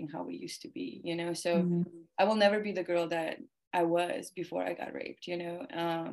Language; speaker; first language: English; early bilingual, other home language; Russian